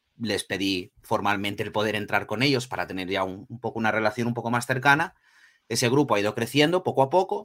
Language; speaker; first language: Spanish; early bilingual, other home language; Portuguese